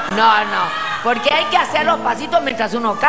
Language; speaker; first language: Spanish; native; Spanish